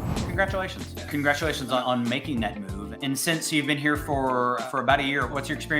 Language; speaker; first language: English; native; English